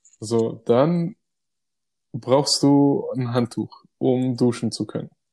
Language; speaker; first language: German; early bilingual, other home language; Greek